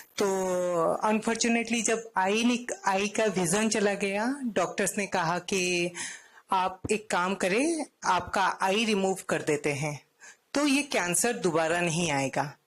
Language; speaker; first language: Hindi; non-native, local second language; Odia